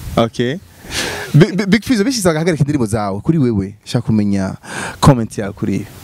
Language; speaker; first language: Rundi; native; Rundi